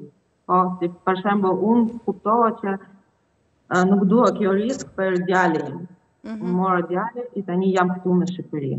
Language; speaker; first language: Albanian; non-native, learner; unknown